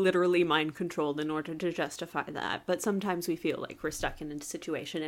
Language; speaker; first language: English; native; English